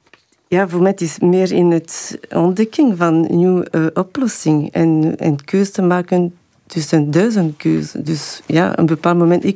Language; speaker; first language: Dutch; non-native, local second language; French